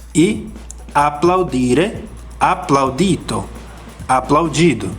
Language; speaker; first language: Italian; non-native, fluent; Portuguese